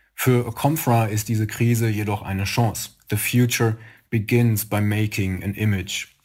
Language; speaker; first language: German; native; German